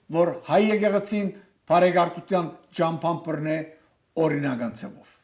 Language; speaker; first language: Armenian; native; Armenian